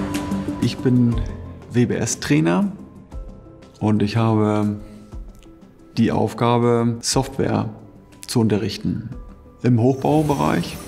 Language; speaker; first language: German; native; German